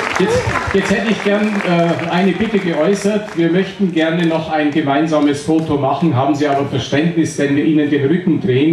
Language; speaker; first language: German; native; German